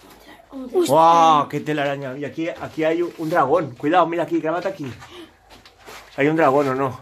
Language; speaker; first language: Spanish; native; Spanish